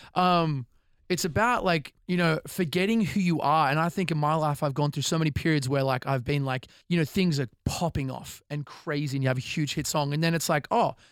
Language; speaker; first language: English; native; English